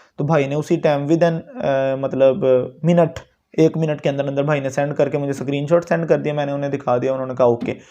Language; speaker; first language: Urdu; non-native, local second language; Punjabi